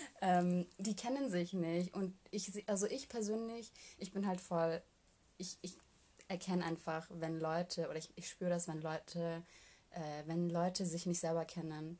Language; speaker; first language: German; early bilingual, other home language; Turkish